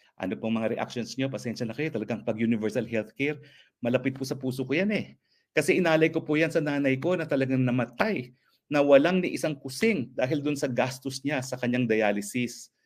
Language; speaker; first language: Filipino; native; Filipino